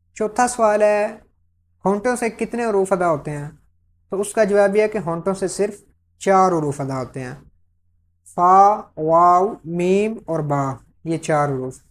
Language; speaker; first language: Urdu; native; Urdu